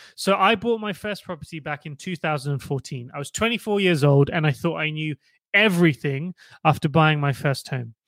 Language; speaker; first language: English; native; English